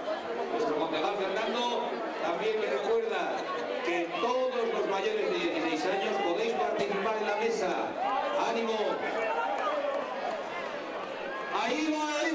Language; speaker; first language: Spanish; native; Spanish